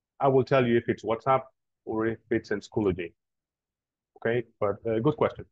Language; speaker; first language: English; non-native, fluent; Spanish